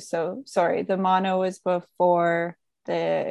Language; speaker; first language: English; native; English